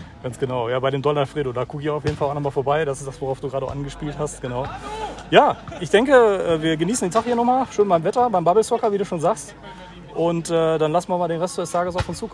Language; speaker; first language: German; native; German